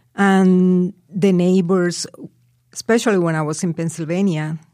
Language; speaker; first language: English; non-native, fluent; Spanish